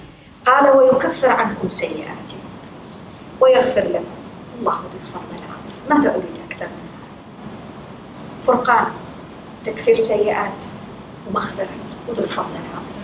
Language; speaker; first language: Arabic; native; Arabic